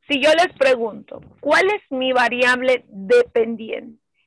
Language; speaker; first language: Spanish; native; Spanish